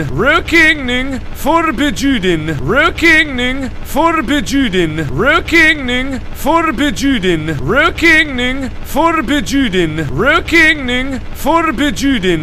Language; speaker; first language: Swedish; non-native, learner; English